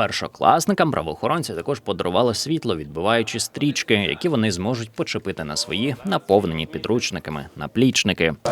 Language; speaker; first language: Ukrainian; native; Ukrainian